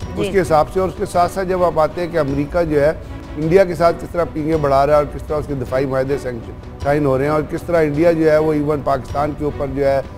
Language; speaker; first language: Urdu; native; Urdu